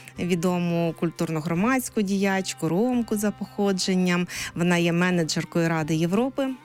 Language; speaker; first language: Ukrainian; native; Ukrainian